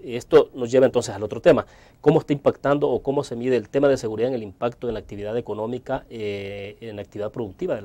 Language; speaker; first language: Spanish; native; Spanish